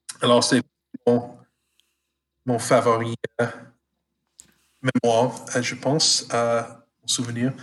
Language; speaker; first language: French; non-native, fluent; English